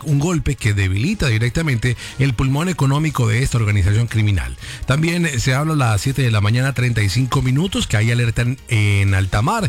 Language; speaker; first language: Spanish; native; Spanish